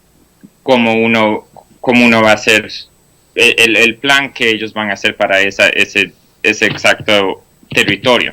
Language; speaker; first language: Spanish; non-native, fluent; English